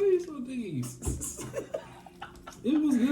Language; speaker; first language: English; native; English